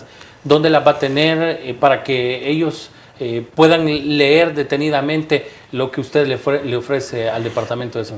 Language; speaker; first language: Spanish; native; Spanish